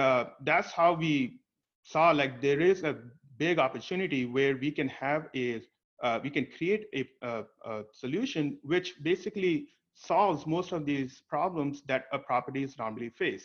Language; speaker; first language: English; non-native, local second language; Hindi